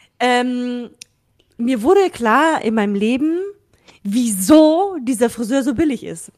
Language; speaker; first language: German; early bilingual, other home language; Russian